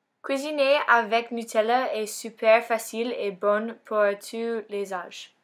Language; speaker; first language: French; non-native, learner; English